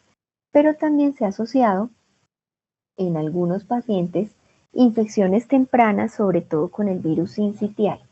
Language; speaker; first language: Spanish; native; Spanish